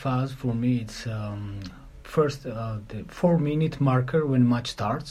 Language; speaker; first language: English; non-native, learner; Georgian